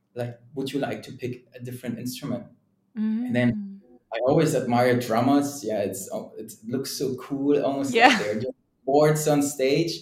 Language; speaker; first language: English; non-native, fluent; German